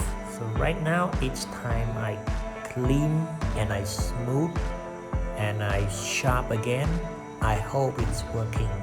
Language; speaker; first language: English; non-native, learner; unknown